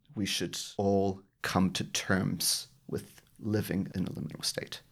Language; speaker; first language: English; native; English